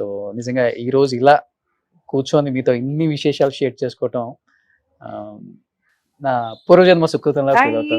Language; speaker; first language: Telugu; native; Telugu